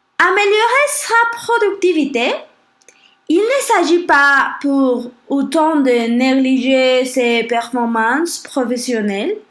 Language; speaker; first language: French; non-native, learner; Spanish